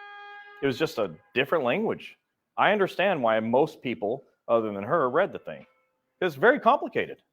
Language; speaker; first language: English; native; English